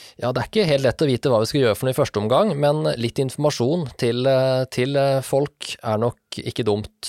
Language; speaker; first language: Norwegian; native; Norwegian